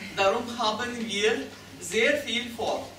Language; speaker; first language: German; non-native, fluent; Russian